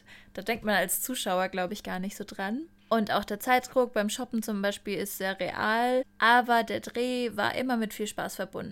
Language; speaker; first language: German; native; German